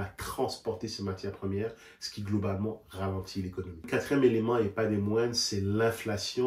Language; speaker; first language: French; native; French